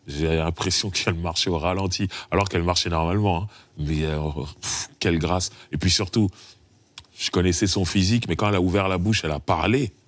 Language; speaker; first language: French; native; French